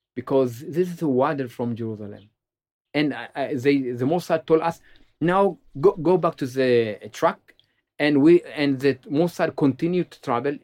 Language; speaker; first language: English; non-native, learner; Amharic